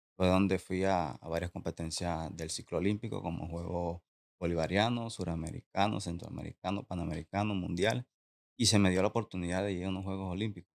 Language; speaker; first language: Spanish; native; Spanish